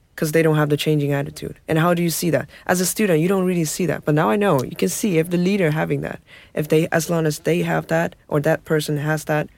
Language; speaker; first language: English; non-native, fluent; Chinese